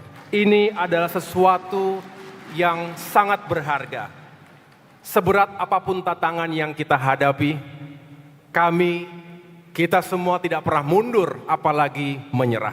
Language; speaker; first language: Indonesian; native; Indonesian